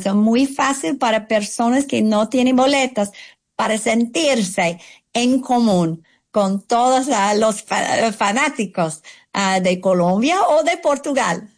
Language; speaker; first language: Spanish; non-native, fluent; English